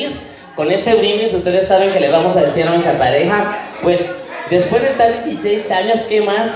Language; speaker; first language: Spanish; native; Spanish